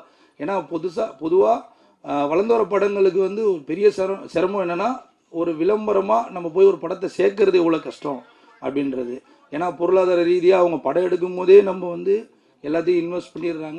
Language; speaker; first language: Tamil; native; Tamil